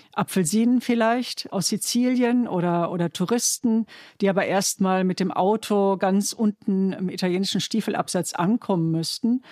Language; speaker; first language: German; native; German